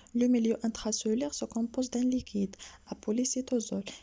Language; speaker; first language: French; non-native, local second language; Arabic